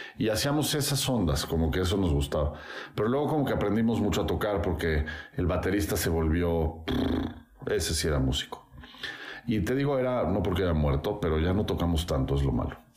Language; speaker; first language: Spanish; native; Spanish